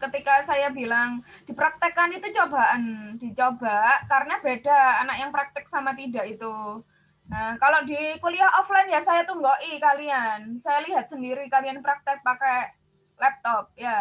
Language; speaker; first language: Indonesian; native; Indonesian